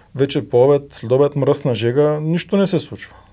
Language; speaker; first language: Bulgarian; native; Bulgarian